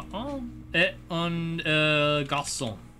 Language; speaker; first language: French; non-native, learner; English